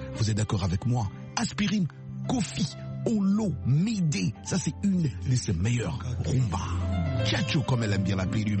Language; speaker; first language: French; non-native, local second language; Lingala